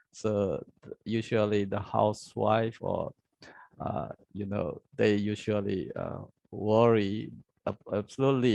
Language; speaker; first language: English; non-native, learner; Burmese